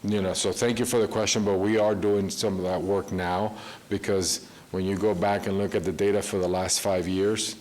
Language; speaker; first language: English; early bilingual, other home language; Spanish